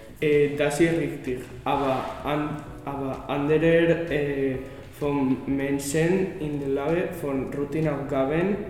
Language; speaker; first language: German; non-native, learner; Spanish